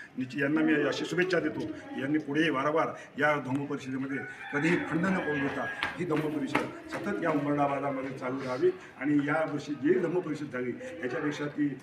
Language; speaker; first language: Marathi; native; Marathi